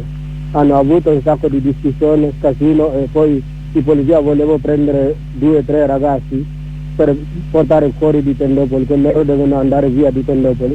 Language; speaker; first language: Italian; non-native, learner; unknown